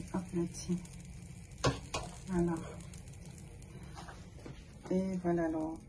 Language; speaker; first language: French; non-native, local second language; Arabic